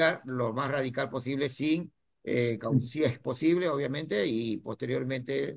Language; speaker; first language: Spanish; native; Spanish